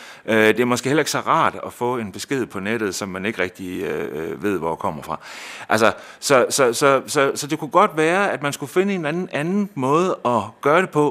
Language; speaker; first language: Danish; native; Danish